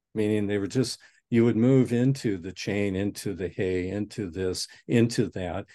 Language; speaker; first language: English; native; English